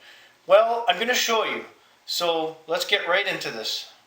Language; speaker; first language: English; native; English